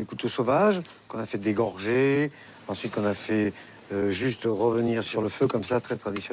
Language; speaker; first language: French; native; French